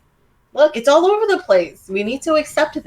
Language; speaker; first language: English; native; English